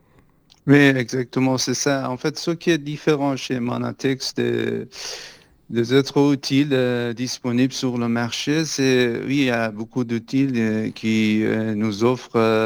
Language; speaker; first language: French; non-native, fluent; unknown